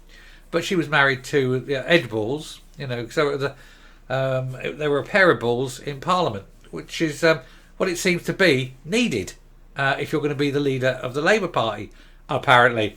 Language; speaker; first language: English; native; English